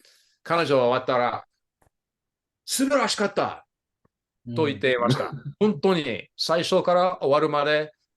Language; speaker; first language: Japanese; non-native, fluent; English